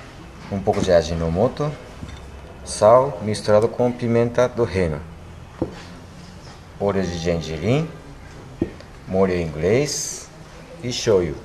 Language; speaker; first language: Portuguese; non-native, learner; Japanese